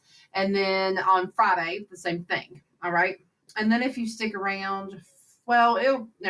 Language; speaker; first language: English; native; English